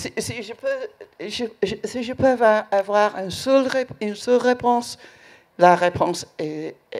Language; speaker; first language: French; non-native, learner; English